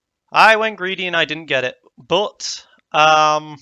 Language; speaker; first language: English; native; English